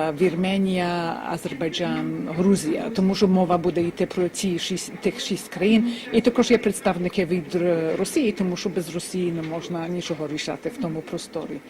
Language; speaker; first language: Ukrainian; early bilingual, heritage; Ukrainian